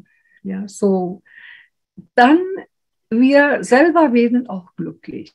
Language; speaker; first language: German; non-native, fluent; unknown